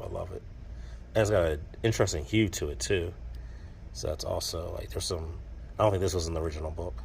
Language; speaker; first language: English; native; English